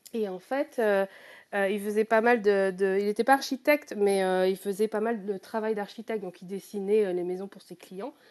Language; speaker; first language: French; native; French